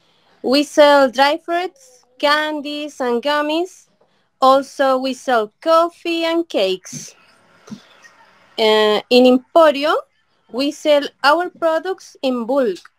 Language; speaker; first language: English; non-native, learner; Spanish